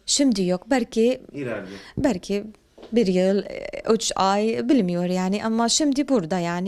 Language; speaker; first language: Turkish; non-native, learner; Arabic